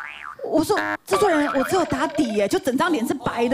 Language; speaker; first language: Chinese; native; Chinese